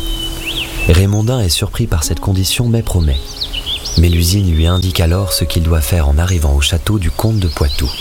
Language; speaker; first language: French; native; French